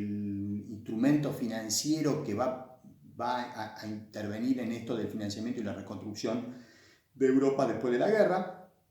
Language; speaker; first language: Spanish; native; Spanish